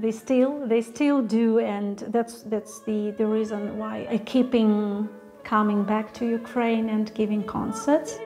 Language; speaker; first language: English; non-native, fluent; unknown